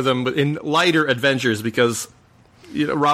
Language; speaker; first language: English; non-native, fluent; French